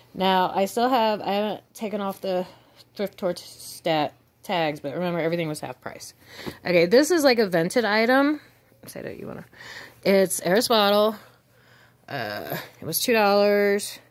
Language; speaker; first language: English; native; English